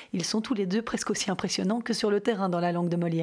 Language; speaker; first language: French; native; French